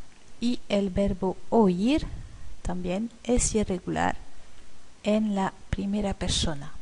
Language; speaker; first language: Spanish; non-native, fluent; French